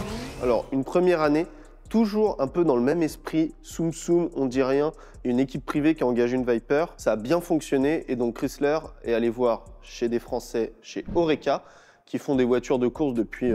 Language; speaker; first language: French; native; French